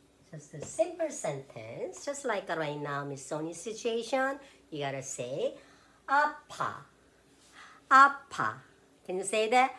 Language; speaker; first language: English; non-native, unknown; Korean